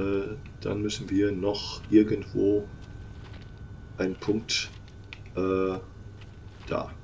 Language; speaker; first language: German; native; German